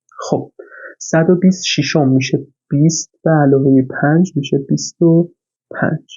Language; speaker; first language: Persian; native; Persian